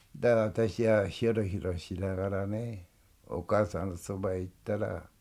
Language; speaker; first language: Japanese; native; Japanese